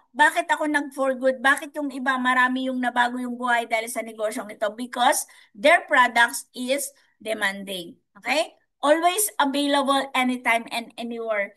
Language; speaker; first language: Filipino; non-native, local second language; Iloko